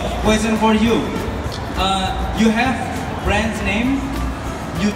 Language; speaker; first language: English; non-native, learner; Indonesian